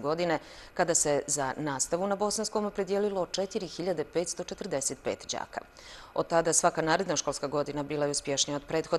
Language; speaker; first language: Serbian; native; Serbian